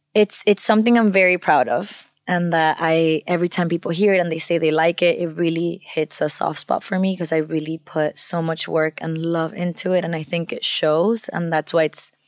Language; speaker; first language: English; non-native, fluent; Spanish